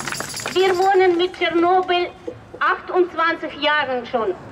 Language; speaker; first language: German; non-native, learner; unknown